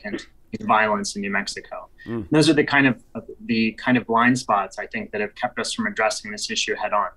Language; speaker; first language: English; native; English